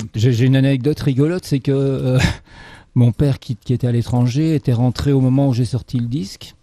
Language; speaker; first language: French; native; French